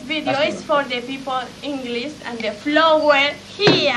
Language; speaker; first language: English; non-native, learner; Spanish